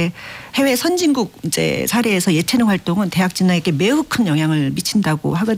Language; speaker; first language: Korean; native; Korean